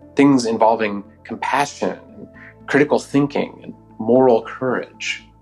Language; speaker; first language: English; native; English